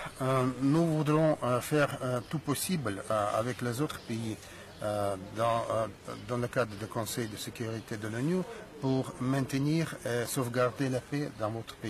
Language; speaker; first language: French; non-native, learner; Russian